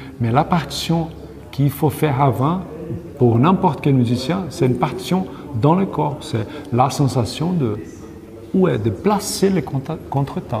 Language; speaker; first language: French; non-native, learner; Portuguese